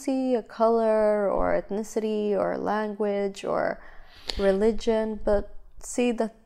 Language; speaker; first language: English; non-native, fluent; Swedish